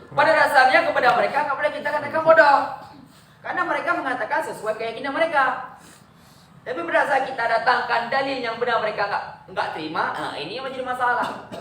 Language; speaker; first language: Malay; non-native, local second language; Achinese